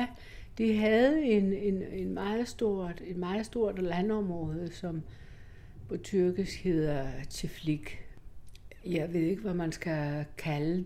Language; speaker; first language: Danish; non-native, fluent; Greek